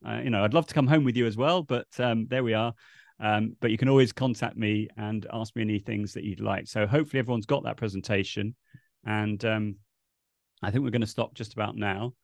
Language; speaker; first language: English; native; English